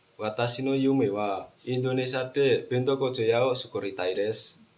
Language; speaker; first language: Japanese; non-native, learner; Indonesian